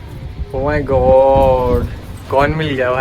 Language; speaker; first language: Hindi; native; Hindi